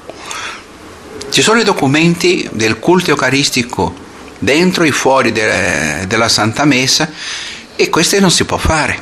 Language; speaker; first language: Italian; non-native, fluent; Portuguese